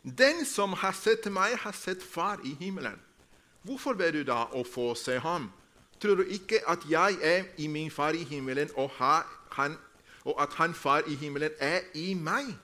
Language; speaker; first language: Norwegian; non-native, fluent; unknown